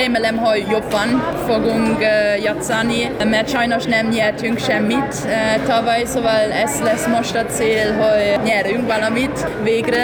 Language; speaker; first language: Hungarian; non-native, learner; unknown